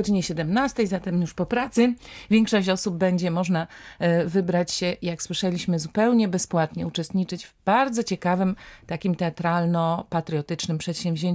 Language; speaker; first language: Polish; native; Polish